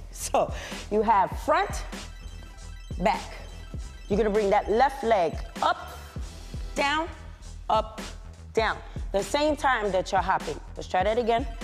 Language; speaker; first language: English; native; English